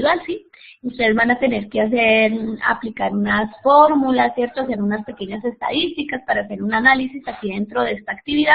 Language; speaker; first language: Spanish; native; Spanish